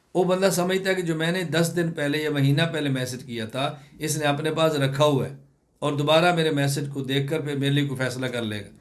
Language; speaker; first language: Urdu; non-native, local second language; Punjabi